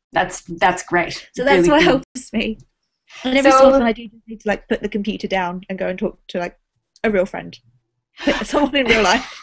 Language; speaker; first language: English; native; English